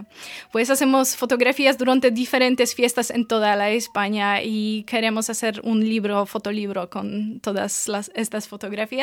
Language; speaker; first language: Spanish; non-native, fluent; Polish